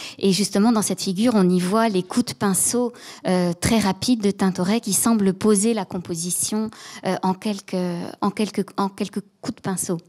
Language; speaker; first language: French; native; French